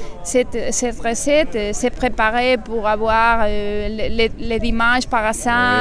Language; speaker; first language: French; non-native, learner; Spanish